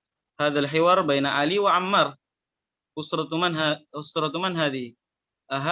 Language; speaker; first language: Arabic; non-native, fluent; Indonesian